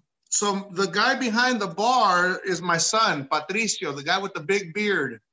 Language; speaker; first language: English; early bilingual, other home language; Spanish